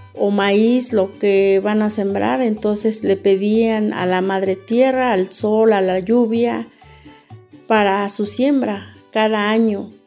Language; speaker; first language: Spanish; non-native, local second language; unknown